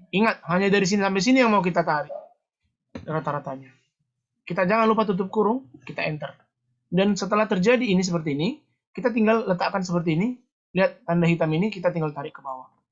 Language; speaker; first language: Indonesian; native; Indonesian